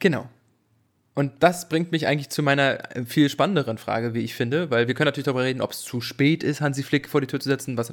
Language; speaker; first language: German; native; German